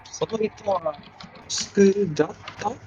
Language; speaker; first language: Japanese; non-native, learner; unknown